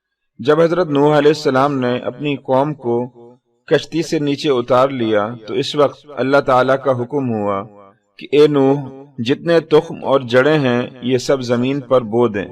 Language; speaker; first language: Urdu; native; Urdu